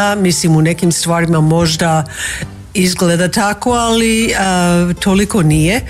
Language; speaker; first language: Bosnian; non-native, fluent; English